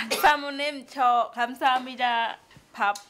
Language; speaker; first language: Korean; non-native, learner; Khmer